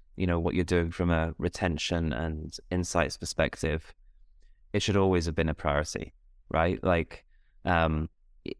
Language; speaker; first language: English; native; English